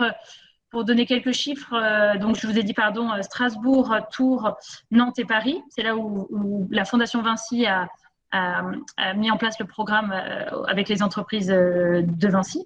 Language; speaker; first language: French; native; French